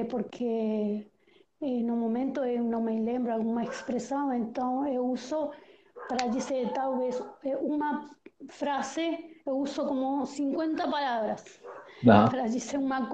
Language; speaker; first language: Portuguese; non-native, learner; Spanish